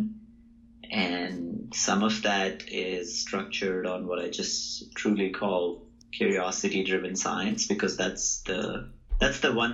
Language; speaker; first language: English; non-native, local second language; Hindi